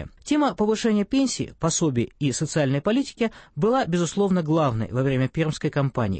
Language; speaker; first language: Russian; native; Russian